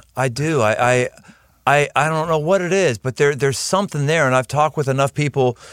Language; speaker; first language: English; native; English